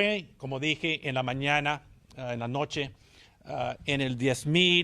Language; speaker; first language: Spanish; early bilingual, heritage; English